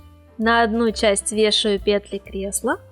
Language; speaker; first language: Russian; native; Russian